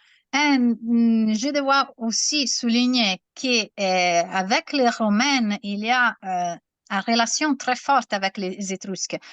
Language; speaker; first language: French; non-native, learner; Italian